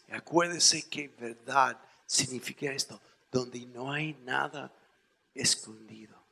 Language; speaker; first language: Spanish; non-native, fluent; English